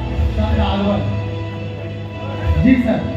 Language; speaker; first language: Hindi; native; Hindi